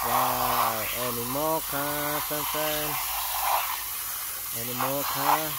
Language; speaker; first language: English; non-native, learner; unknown